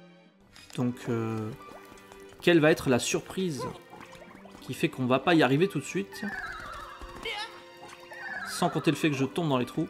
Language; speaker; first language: French; native; French